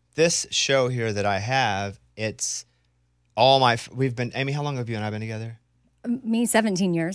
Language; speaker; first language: English; native; English